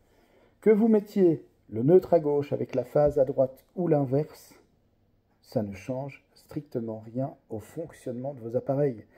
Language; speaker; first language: French; native; French